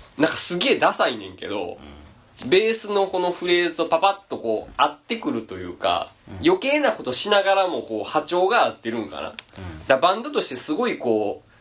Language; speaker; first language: Japanese; native; Japanese